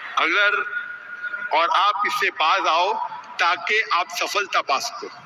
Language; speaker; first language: Urdu; non-native, local second language; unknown